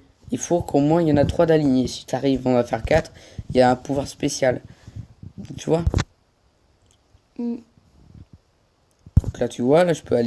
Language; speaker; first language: French; native; French